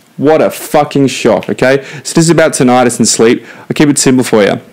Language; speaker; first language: English; native; English